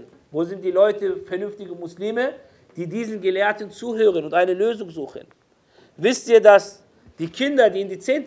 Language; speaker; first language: German; non-native, fluent; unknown